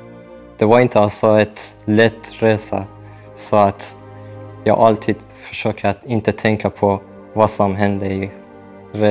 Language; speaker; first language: Swedish; non-native, learner; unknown